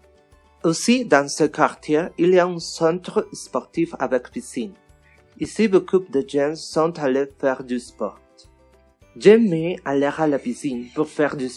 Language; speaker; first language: French; non-native, learner; Spanish